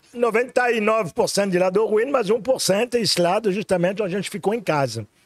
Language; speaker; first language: Portuguese; non-native, fluent; French